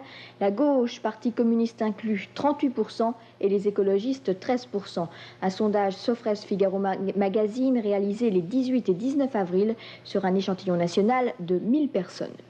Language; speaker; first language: French; native; French